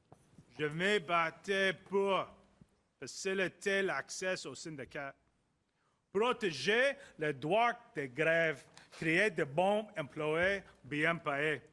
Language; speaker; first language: French; non-native, learner; English